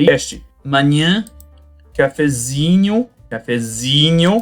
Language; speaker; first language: Portuguese; non-native, fluent; French